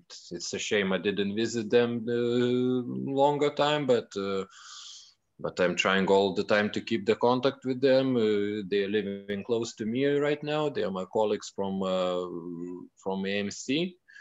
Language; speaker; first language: English; non-native, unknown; Lithuanian